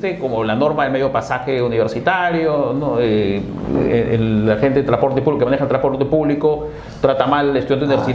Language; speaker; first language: Spanish; native; Spanish